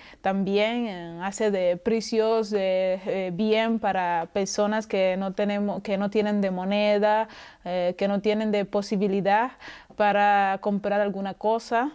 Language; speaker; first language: Spanish; non-native, local second language; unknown